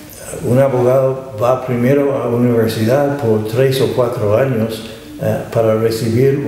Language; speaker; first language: Spanish; non-native, fluent; English